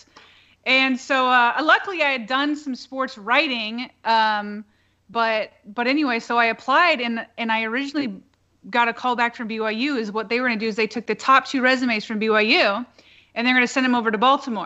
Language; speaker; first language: English; native; English